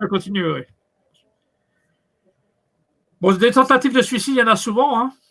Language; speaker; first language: French; native; French